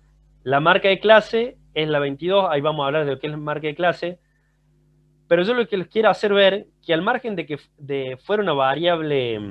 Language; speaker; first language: Spanish; native; Spanish